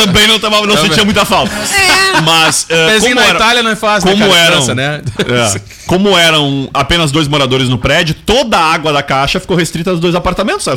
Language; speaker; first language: Portuguese; native; Portuguese